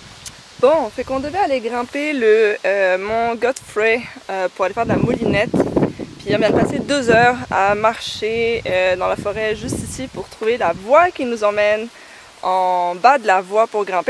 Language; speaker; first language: French; native; French